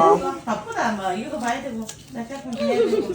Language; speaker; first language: Korean; native; Korean